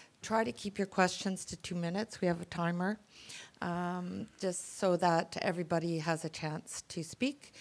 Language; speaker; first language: English; native; English